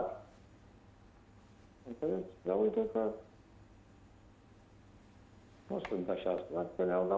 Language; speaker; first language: Romanian; native; Romanian